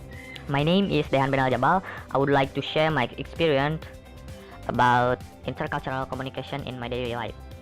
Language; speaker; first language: English; non-native, learner; Indonesian